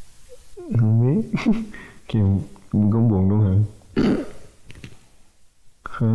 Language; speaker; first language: Vietnamese; early bilingual, heritage; Vietnamese